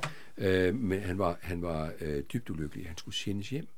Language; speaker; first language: Danish; native; Danish